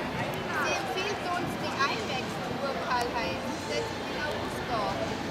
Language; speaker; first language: German; native; German